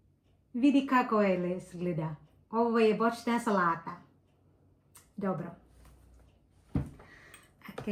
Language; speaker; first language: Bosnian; non-native, learner; Filipino